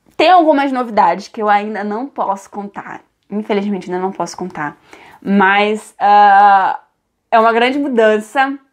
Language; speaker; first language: Portuguese; native; Portuguese